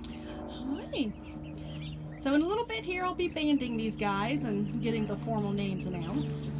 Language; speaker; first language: English; native; English